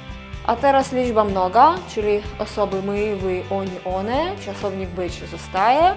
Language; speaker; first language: Polish; non-native, fluent; Russian